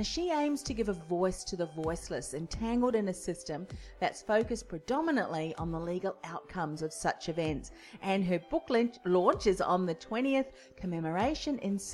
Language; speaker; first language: English; native; English